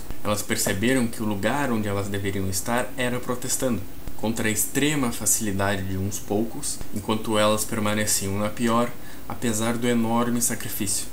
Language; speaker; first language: Portuguese; native; Portuguese